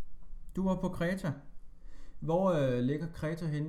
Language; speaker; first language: Danish; native; Danish